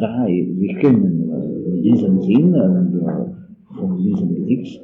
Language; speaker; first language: German; non-native, fluent; Italian